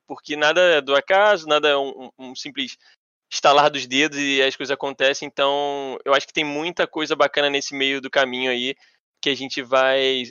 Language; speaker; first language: Portuguese; native; Portuguese